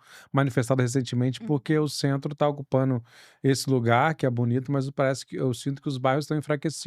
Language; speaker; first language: Portuguese; native; Portuguese